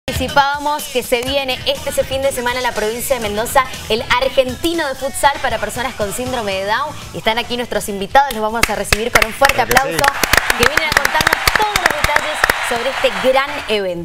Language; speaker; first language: Spanish; native; Spanish